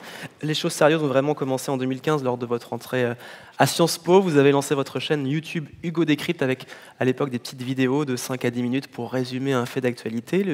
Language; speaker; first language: French; native; French